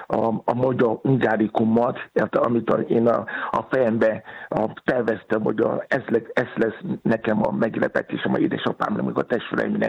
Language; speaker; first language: Hungarian; non-native, fluent; Yoruba